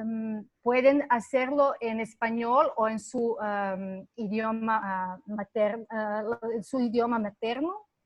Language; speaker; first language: Spanish; non-native, fluent; Serbian